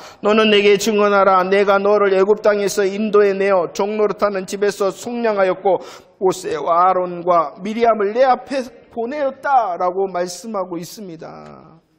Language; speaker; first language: Korean; native; Korean